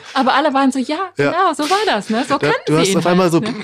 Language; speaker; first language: German; non-native, fluent; English